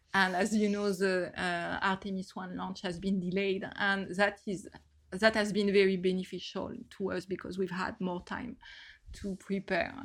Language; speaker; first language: English; non-native, fluent; French